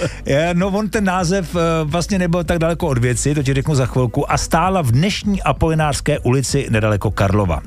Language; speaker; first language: Czech; native; Czech